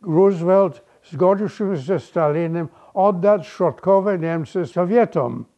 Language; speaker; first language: Polish; early bilingual, other home language; English